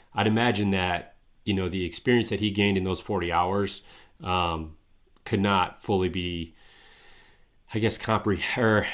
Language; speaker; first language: English; native; English